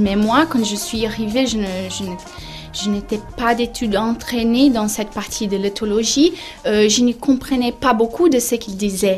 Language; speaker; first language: French; non-native, fluent; Portuguese